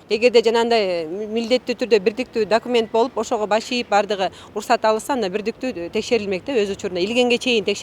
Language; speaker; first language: Kyrgyz; native; Kyrgyz